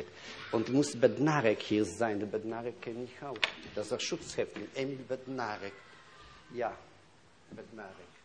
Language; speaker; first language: German; non-native, fluent; Polish